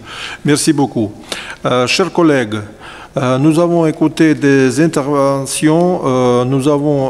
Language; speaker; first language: French; non-native, fluent; Russian